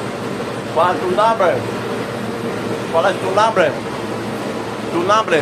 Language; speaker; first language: Spanish; non-native, learner; English